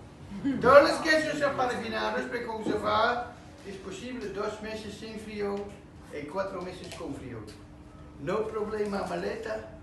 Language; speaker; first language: Spanish; non-native, learner; Dutch